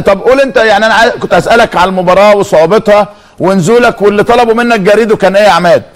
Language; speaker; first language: Arabic; native; Arabic